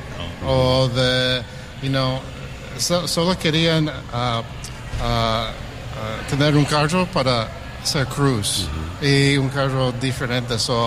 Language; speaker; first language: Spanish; early bilingual, heritage; English